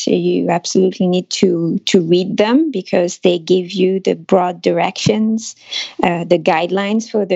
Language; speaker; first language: English; non-native, fluent; French